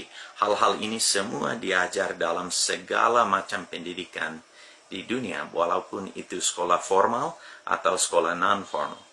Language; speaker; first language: Indonesian; non-native, fluent; English